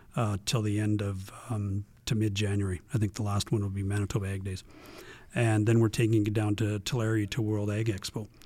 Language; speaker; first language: English; native; English